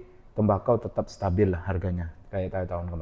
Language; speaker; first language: Indonesian; non-native, local second language; Madurese